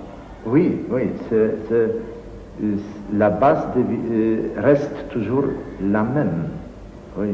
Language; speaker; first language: French; non-native, fluent; Polish